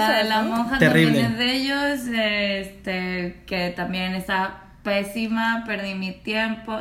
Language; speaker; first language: Spanish; native; Spanish